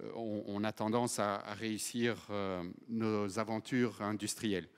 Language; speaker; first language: French; native; French